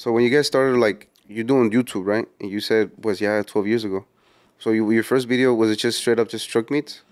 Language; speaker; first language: English; early bilingual, other home language; Spanish